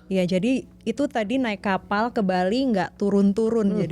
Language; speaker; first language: Indonesian; native; Indonesian